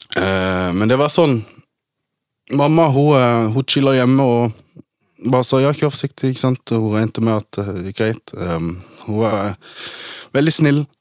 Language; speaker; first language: Norwegian; early bilingual, other home language; German